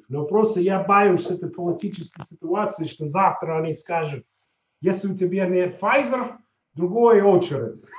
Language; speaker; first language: Russian; non-native, fluent; English